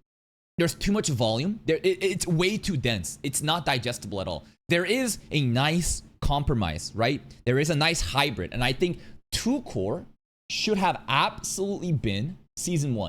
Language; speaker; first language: English; native; English